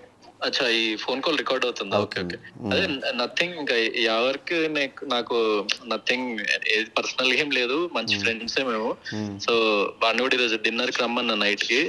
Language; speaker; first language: Telugu; native; Telugu